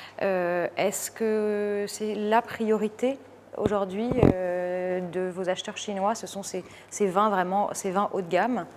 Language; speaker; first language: French; native; French